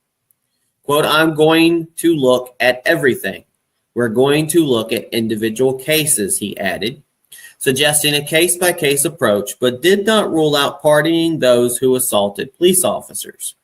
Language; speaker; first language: English; native; English